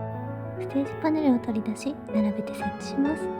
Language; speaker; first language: Japanese; native; Japanese